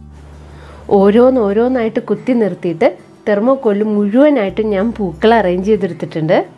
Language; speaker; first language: Malayalam; native; Malayalam